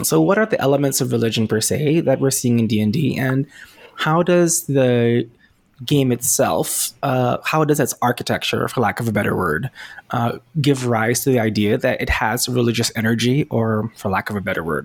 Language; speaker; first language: English; non-native, local second language; Filipino